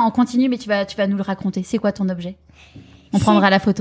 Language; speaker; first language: French; native; French